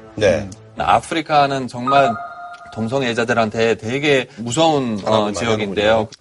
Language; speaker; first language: Korean; non-native, fluent; German